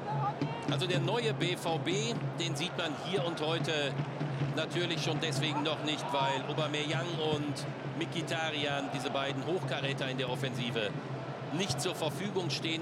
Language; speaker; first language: German; native; German